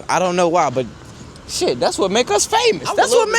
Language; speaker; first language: English; native; English